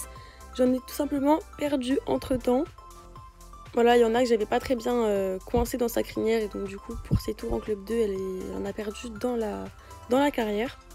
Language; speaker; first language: French; native; French